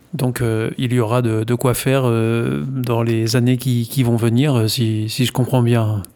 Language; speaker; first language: French; native; French